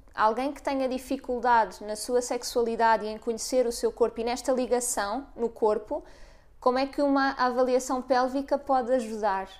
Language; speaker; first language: Portuguese; native; Portuguese